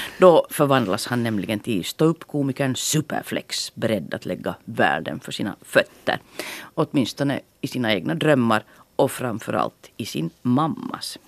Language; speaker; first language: Swedish; native; Swedish